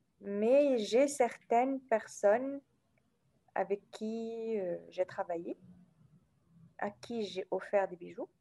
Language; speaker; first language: French; non-native, local second language; Arabic